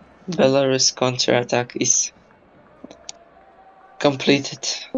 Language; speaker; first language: English; non-native, learner; Russian